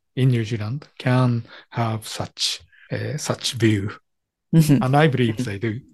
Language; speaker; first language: English; non-native, fluent; Japanese